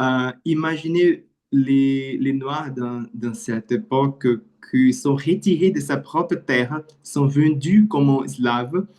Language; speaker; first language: French; non-native, learner; Portuguese